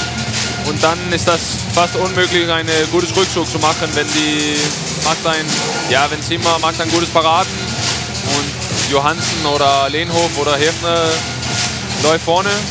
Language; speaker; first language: German; non-native, fluent; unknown